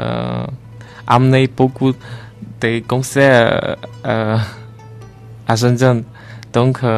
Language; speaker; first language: French; non-native, learner; Chinese